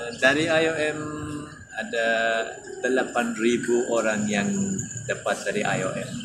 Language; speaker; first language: Indonesian; non-native, learner; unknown